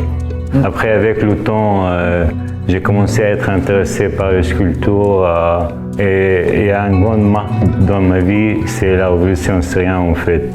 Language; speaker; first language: French; non-native, fluent; Arabic